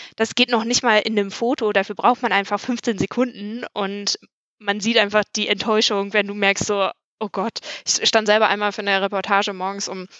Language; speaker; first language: German; native; German